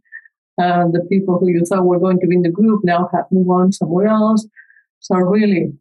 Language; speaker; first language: English; non-native, fluent; Spanish